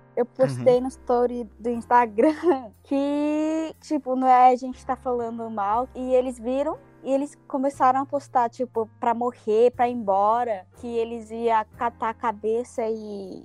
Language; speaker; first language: Portuguese; early bilingual, heritage; Japanese